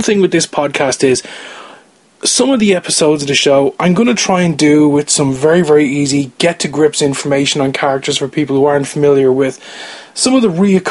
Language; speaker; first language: English; native; English